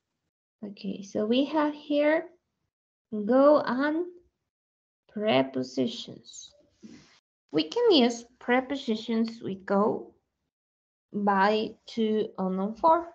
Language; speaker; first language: English; non-native, learner; Spanish